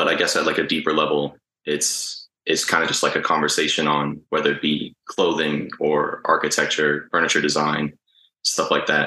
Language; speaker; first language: English; native; English